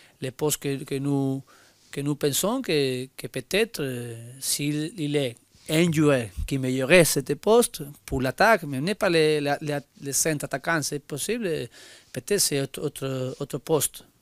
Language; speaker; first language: French; non-native, learner; Spanish